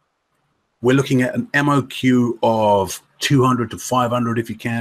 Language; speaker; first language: English; native; English